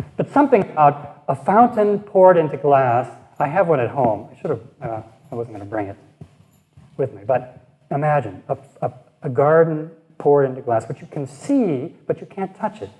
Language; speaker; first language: English; native; English